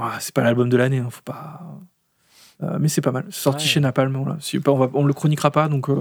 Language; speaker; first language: French; native; French